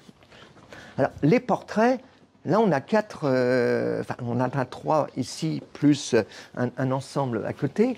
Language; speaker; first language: French; native; French